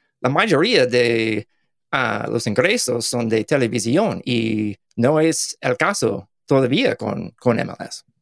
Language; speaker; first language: Spanish; non-native, learner; English